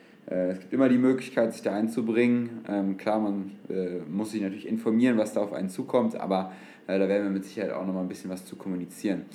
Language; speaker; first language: German; native; German